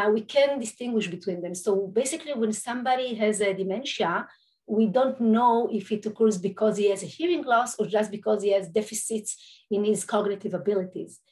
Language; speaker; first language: English; non-native, fluent; Hebrew